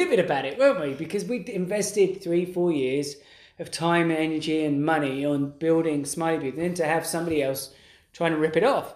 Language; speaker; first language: English; native; English